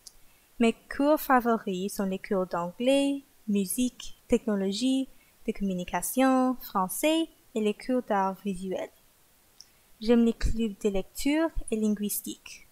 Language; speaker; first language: French; non-native, learner; English